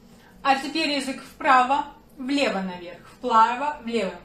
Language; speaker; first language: Russian; native; Russian